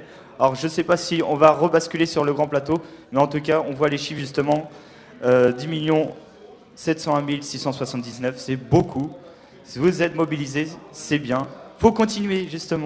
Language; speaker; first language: French; native; French